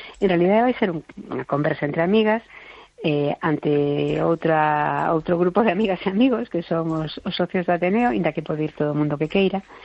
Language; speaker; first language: Galician; non-native, local second language; Spanish